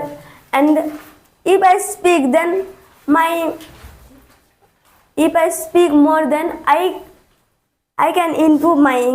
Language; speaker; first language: English; non-native, learner; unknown